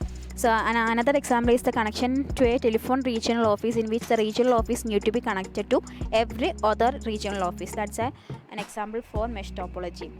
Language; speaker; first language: English; non-native, local second language; Malayalam